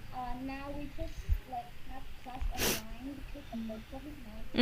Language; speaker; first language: English; non-native, learner; Vietnamese